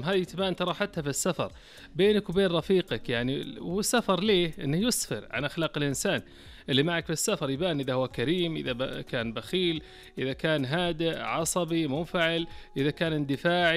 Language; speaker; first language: Arabic; native; Arabic